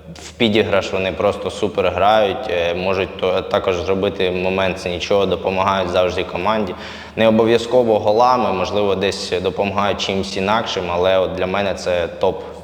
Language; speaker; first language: Ukrainian; native; Ukrainian